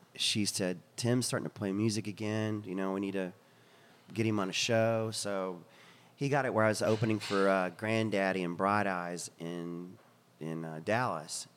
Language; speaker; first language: English; native; English